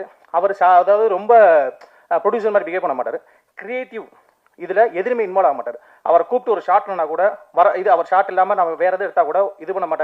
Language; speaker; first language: Tamil; native; Tamil